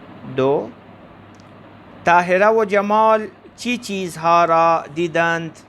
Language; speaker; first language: Persian; non-native, fluent; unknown